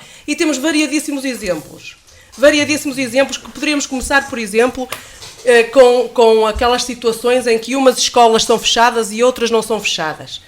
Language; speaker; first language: Portuguese; native; Portuguese